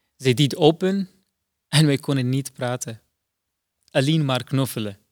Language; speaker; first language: Dutch; non-native, fluent; Arabic